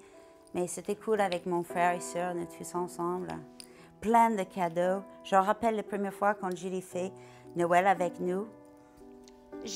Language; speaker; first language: French; non-native, learner; English